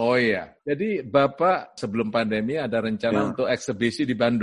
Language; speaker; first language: Indonesian; native; Indonesian